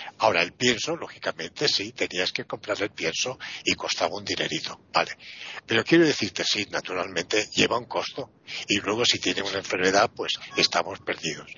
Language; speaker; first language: Spanish; non-native, fluent; Italian